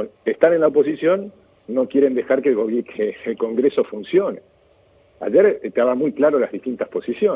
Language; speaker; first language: Spanish; native; Spanish